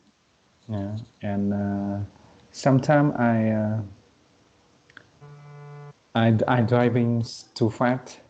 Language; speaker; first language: English; non-native, learner; Vietnamese